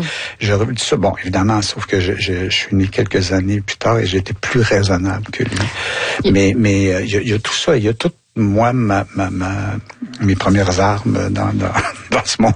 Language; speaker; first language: French; native; French